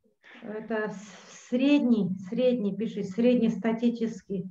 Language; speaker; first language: Russian; native; Russian